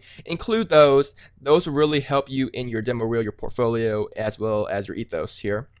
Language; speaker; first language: English; native; English